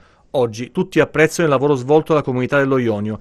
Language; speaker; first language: Italian; native; Italian